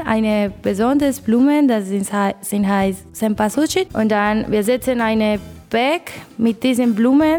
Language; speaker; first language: German; non-native, learner; Spanish